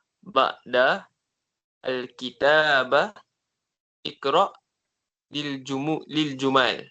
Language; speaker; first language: Arabic; non-native, learner; Malay